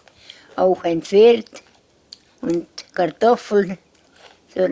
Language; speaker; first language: German; non-native, learner; Estonian